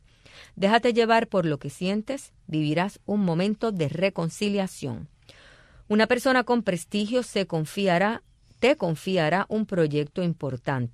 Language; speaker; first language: Spanish; native; Spanish